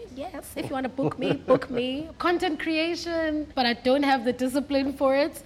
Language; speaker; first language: English; non-native, local second language; Xhosa